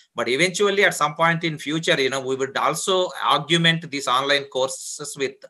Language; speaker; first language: English; non-native, local second language; Telugu